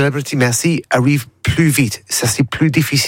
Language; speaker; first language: French; non-native, learner; English